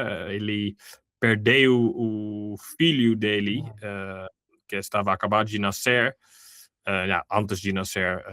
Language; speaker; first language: Portuguese; non-native, fluent; Dutch